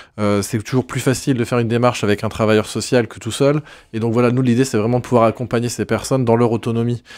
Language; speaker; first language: French; native; French